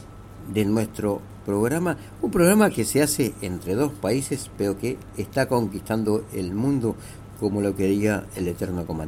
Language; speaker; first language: Spanish; native; Spanish